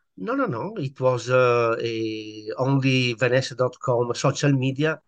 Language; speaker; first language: English; non-native, learner; Italian